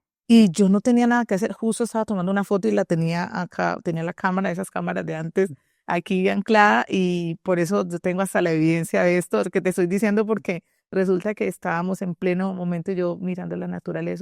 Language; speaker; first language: Spanish; native; Spanish